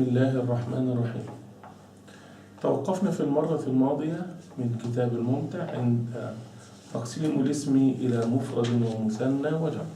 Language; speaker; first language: Arabic; non-native, fluent; Chechen